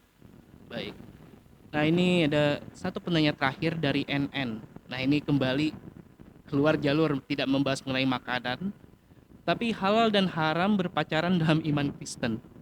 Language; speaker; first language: Indonesian; native; Indonesian